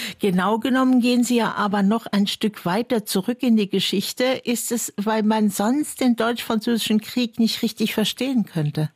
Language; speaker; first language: German; native; German